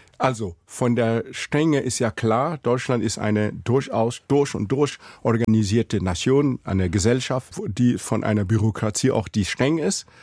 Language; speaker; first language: German; non-native, fluent; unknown